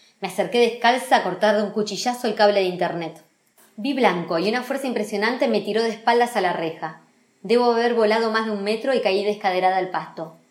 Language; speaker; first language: Spanish; native; Spanish